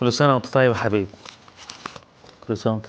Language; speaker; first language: Arabic; native; Arabic